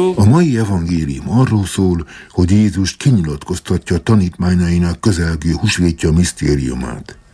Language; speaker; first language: Hungarian; native; Hungarian